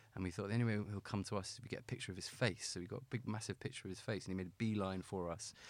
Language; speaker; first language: English; native; English